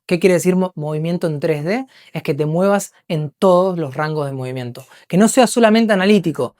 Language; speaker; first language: Spanish; native; Spanish